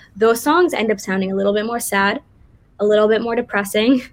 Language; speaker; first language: English; native; English